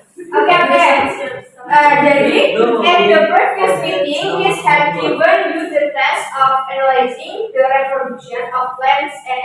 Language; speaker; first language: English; non-native, learner; Indonesian